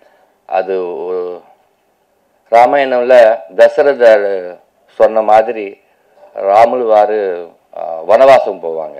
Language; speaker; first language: Tamil; non-native, local second language; Telugu